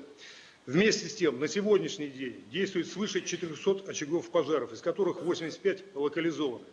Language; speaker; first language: Russian; native; Russian